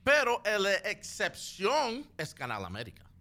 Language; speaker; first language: Spanish; early bilingual, other home language; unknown